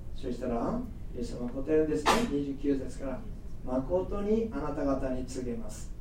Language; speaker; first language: Japanese; non-native, fluent; Korean